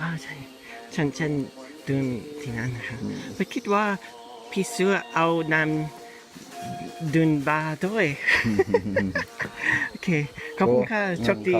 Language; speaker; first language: Thai; non-native, learner; English